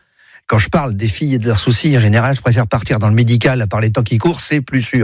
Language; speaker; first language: French; native; French